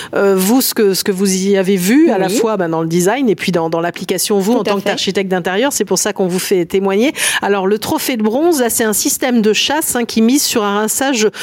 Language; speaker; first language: French; native; French